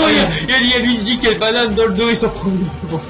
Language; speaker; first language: French; native; French